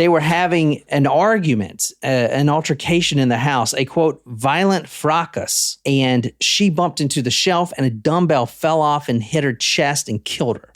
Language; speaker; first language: English; native; English